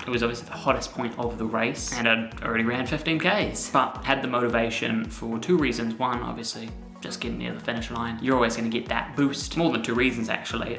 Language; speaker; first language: English; native; English